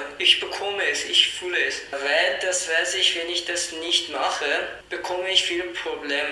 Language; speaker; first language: German; non-native, learner; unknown